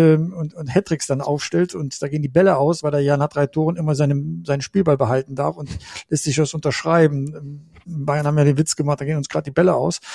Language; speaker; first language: German; native; German